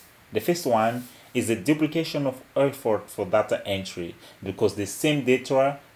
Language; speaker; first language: English; non-native, local second language; Portuguese